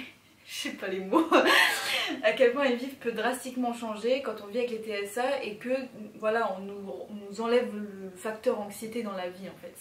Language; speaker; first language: French; native; French